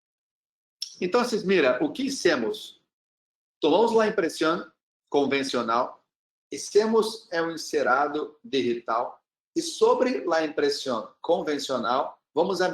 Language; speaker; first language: Spanish; non-native, learner; Portuguese